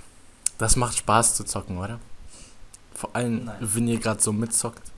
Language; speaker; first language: German; native; German